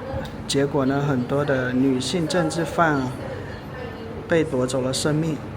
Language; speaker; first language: Chinese; native; Chinese